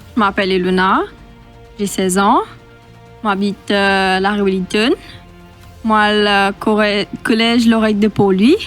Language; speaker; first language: French; non-native, local second language; Morisyen